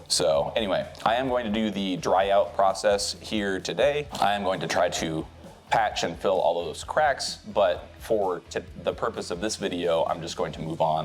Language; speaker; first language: English; native; English